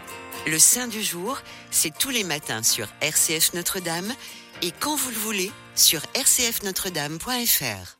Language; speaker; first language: French; native; French